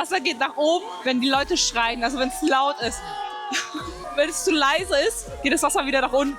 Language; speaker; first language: German; native; German